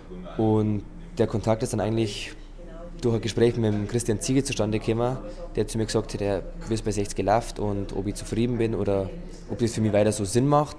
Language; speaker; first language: German; native; German